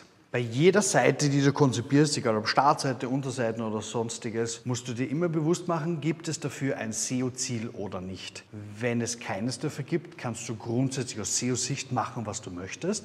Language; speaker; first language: German; native; German